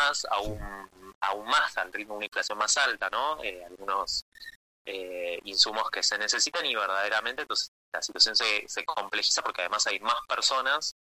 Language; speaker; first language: Spanish; native; Spanish